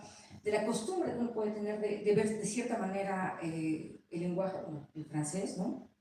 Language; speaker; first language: Spanish; native; Spanish